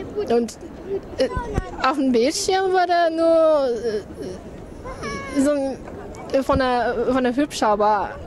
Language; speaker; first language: German; non-native, learner; Japanese